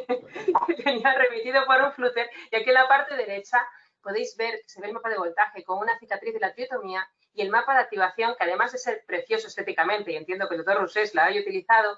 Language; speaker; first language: Spanish; native; Spanish